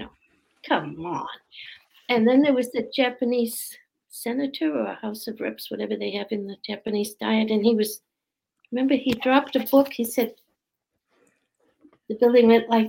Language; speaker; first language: English; native; English